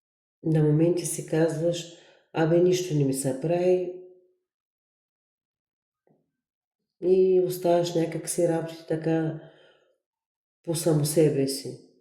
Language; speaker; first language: Bulgarian; native; Bulgarian